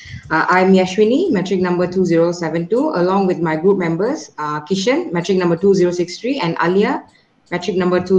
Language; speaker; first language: English; non-native, local second language; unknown